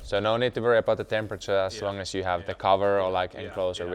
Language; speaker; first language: English; non-native, fluent; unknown